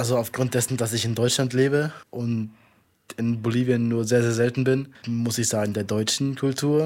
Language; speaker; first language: German; native; German